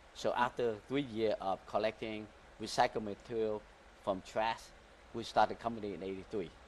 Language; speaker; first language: English; early bilingual, other home language; Vietnamese